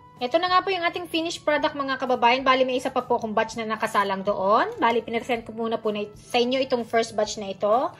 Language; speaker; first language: Filipino; native; Filipino